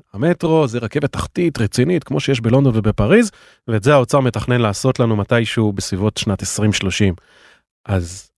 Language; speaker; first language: Hebrew; native; Hebrew